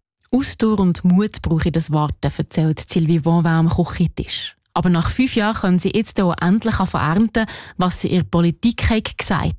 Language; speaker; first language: German; native; German